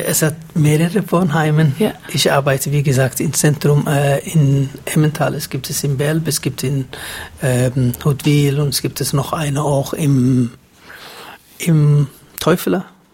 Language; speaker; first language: German; non-native, fluent; Somali